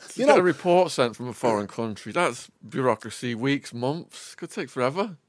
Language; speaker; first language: English; native; English